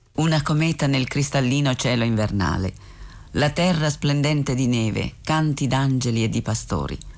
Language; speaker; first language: Italian; non-native, fluent; Serbian